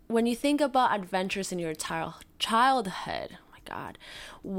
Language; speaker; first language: English; non-native, fluent; Spanish